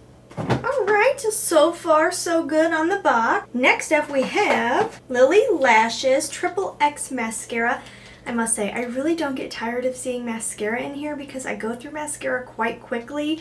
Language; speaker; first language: English; native; English